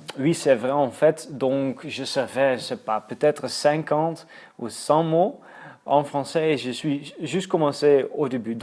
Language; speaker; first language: French; non-native, fluent; Dutch